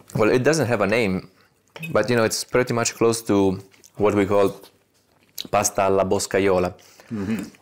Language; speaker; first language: English; non-native, fluent; Italian